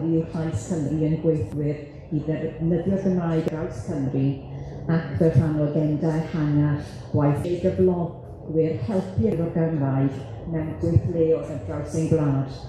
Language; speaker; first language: Welsh; native; Welsh